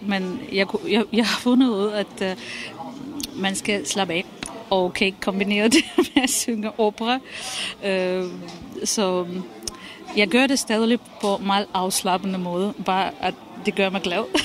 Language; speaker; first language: Danish; non-native, fluent; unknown